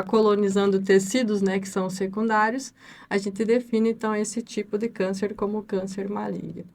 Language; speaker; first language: Portuguese; native; Portuguese